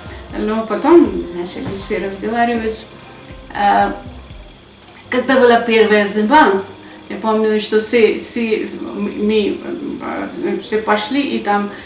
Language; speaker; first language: Russian; non-native, fluent; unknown